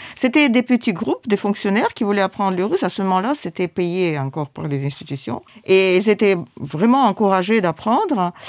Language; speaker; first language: French; non-native, fluent; Russian